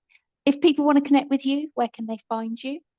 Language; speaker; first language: English; native; English